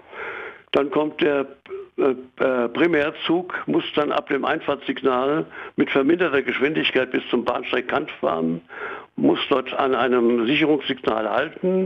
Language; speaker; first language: German; native; German